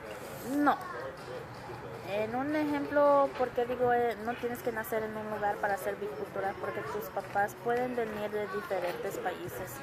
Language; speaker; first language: Spanish; early bilingual, other home language; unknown